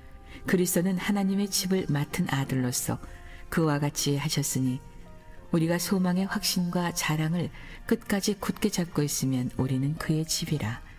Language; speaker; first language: Korean; native; Korean